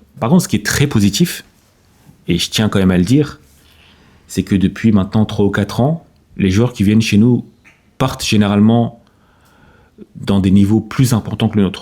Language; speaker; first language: French; native; French